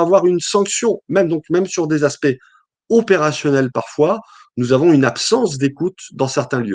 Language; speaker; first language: French; native; French